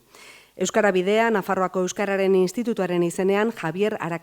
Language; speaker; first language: Basque; native; Basque